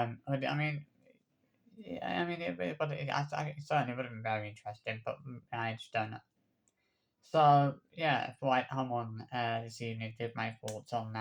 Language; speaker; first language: English; native; English